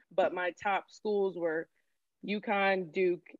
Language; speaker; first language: English; native; English